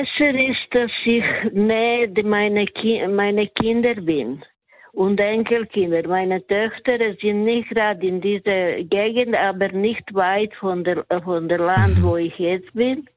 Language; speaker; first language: German; non-native, learner; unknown